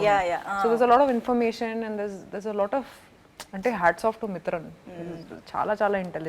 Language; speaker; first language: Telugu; non-native, fluent; Hindi